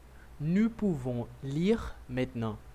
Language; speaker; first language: French; non-native, learner; Portuguese